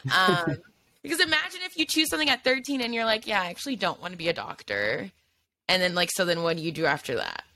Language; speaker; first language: English; native; English